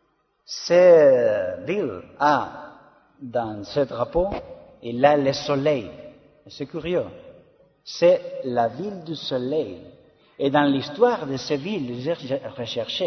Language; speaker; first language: French; non-native, learner; Spanish